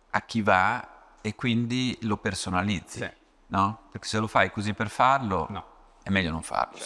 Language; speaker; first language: Italian; native; Italian